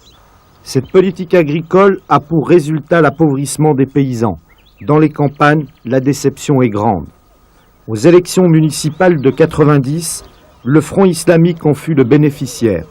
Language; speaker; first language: French; native; French